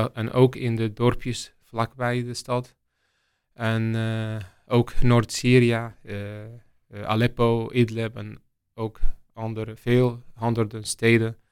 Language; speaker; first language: Dutch; non-native, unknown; Arabic